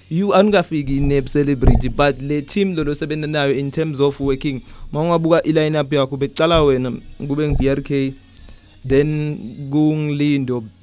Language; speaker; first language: Zulu; non-native, local second language; Swati